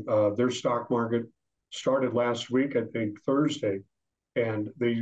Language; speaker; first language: English; native; English